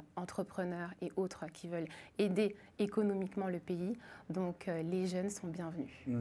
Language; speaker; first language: French; native; French